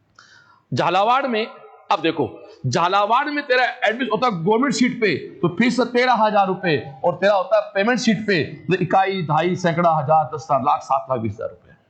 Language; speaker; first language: Hindi; native; Hindi